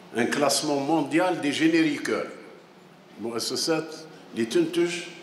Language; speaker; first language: French; non-native, local second language; Arabic